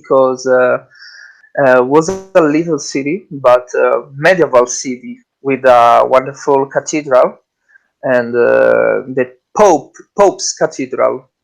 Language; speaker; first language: English; non-native, learner; Italian